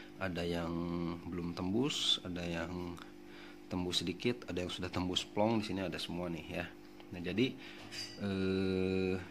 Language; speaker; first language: Indonesian; non-native, local second language; Sundanese